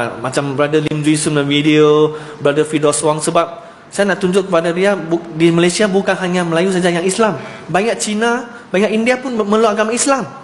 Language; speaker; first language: Malay; non-native, local second language; Chinese